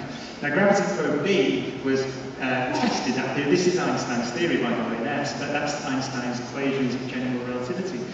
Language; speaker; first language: English; native; English